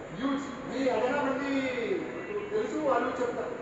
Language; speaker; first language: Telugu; non-native, local second language; Hindi